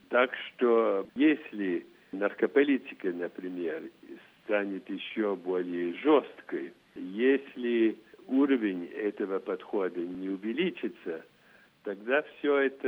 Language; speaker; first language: Russian; non-native, fluent; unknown